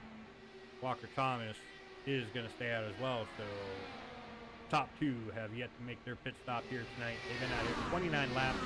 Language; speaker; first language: English; native; English